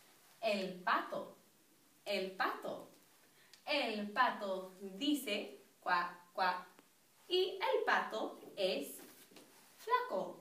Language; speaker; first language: Spanish; non-native, fluent; English